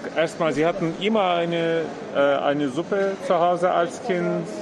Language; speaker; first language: German; non-native, fluent; Turkish